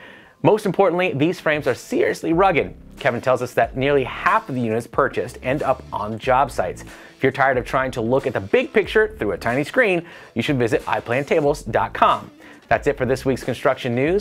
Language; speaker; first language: English; native; English